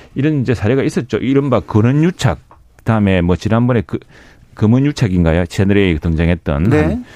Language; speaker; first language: Korean; native; Korean